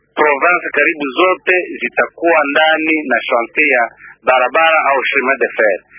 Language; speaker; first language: Swahili; non-native, local second language; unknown